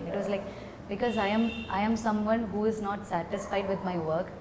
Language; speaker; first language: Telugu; non-native, learner; Malayalam